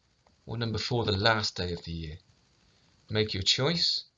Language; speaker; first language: English; native; English